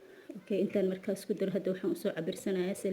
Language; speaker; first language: Somali; native; Somali